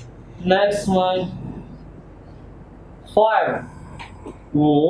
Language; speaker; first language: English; non-native, learner; Chinese